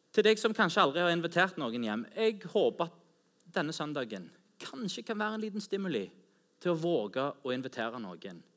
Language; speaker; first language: Norwegian; native; Norwegian